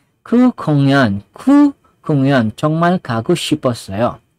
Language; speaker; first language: Korean; non-native, fluent; Filipino